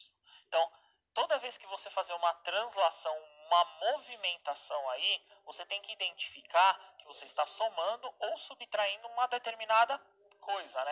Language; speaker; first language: Portuguese; native; Portuguese